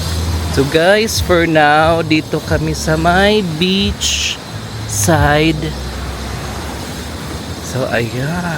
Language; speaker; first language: Filipino; non-native, local second language; Waray